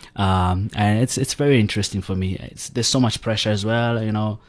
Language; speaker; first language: English; non-native, local second language; Southern Sotho